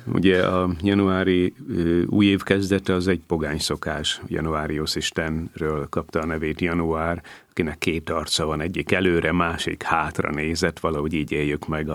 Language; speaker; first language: Hungarian; native; Hungarian